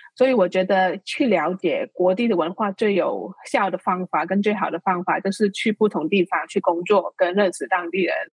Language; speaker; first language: Chinese; non-native, local second language; Cantonese